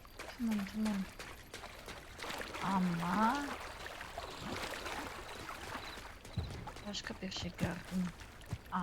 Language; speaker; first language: Turkish; non-native, learner; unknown